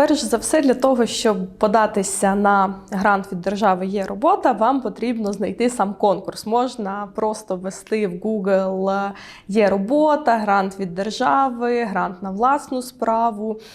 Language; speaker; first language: Ukrainian; native; Ukrainian